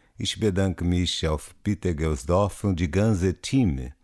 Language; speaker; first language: German; non-native, learner; Portuguese